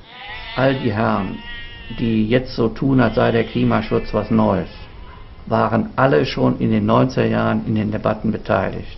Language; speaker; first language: German; native; German